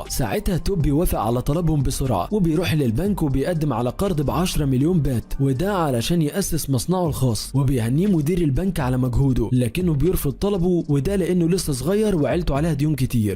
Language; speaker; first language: Arabic; native; Arabic